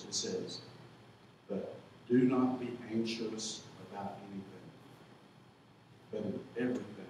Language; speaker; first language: English; native; English